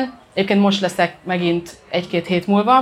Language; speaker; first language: Hungarian; native; Hungarian